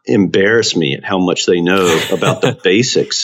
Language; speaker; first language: English; native; English